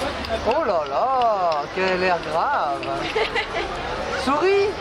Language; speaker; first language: French; native; French